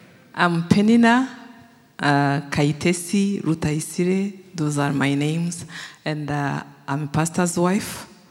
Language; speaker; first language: English; non-native, local second language; Kinyarwanda